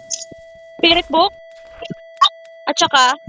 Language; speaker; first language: Filipino; native; Filipino